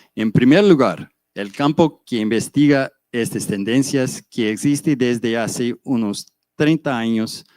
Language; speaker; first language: Spanish; non-native, fluent; English